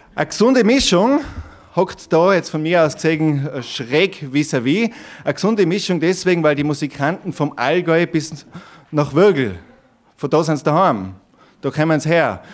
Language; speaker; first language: German; native; German